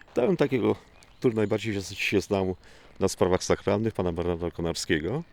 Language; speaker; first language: Polish; native; Polish